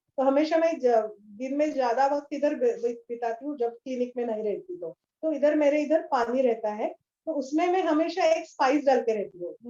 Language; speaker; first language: Hindi; non-native, local second language; Marathi